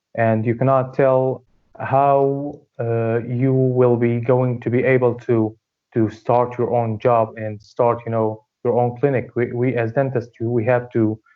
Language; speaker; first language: English; non-native, fluent; Arabic